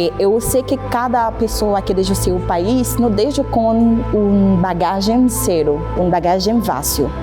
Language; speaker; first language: Portuguese; non-native, fluent; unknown